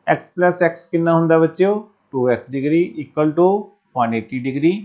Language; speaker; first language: Hindi; non-native, local second language; Punjabi